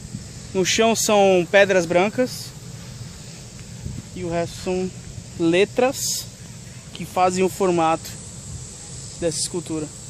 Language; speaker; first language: Portuguese; native; Portuguese